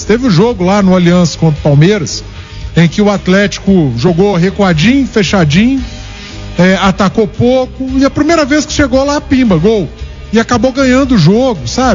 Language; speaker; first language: Portuguese; native; Portuguese